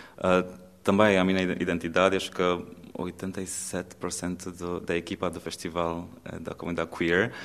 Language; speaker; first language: Portuguese; non-native, fluent; Romanian